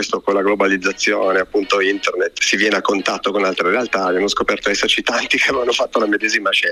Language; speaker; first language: Italian; native; Italian